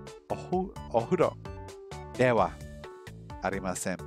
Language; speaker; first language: Japanese; non-native, learner; English